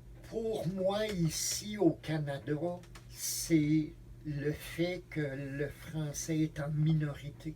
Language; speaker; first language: French; native; French